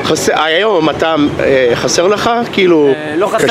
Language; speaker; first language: Hebrew; non-native, fluent; English